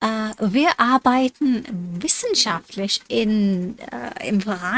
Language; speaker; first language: German; non-native, fluent; English